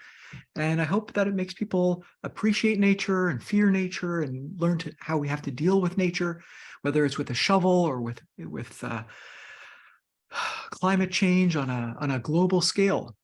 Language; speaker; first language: English; native; English